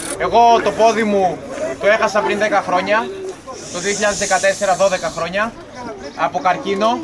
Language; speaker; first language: Greek; native; Greek